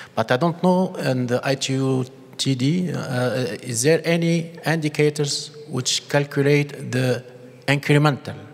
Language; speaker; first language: English; non-native, fluent; Arabic